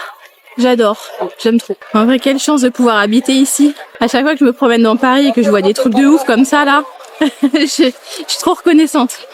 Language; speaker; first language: French; native; French